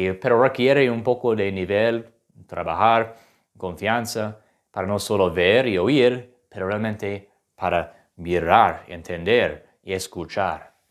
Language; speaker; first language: Spanish; non-native, learner; English